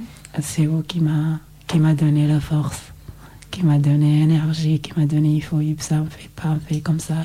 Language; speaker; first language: French; non-native, learner; Oromo